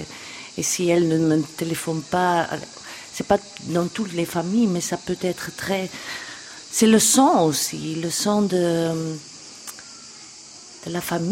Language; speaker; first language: French; non-native, local second language; Dutch